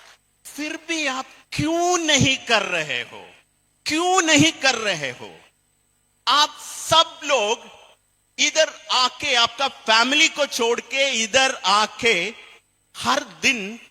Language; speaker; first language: Hindi; non-native, local second language; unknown